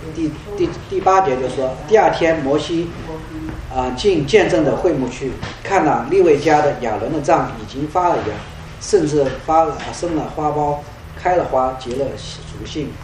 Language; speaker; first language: Chinese; native; Chinese